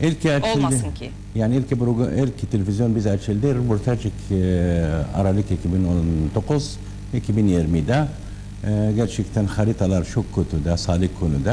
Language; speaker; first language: Turkish; non-native, learner; Arabic